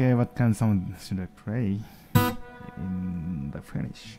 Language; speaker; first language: English; non-native, learner; Japanese